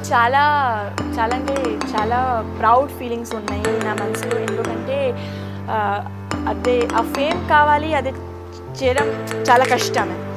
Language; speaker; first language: Telugu; non-native, local second language; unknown